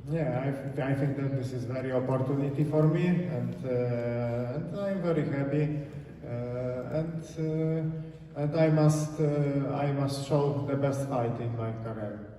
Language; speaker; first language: English; non-native, learner; Polish